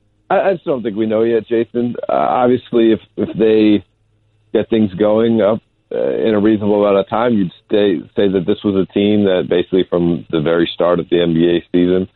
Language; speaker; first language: English; native; English